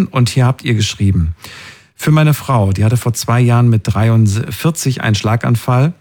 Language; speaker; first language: German; native; German